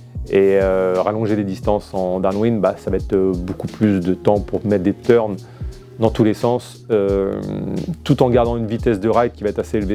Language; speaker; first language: French; native; French